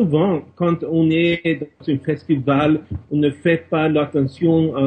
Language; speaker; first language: French; non-native, fluent; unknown